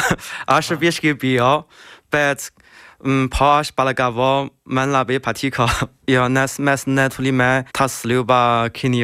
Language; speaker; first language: Lithuanian; non-native, learner; Chinese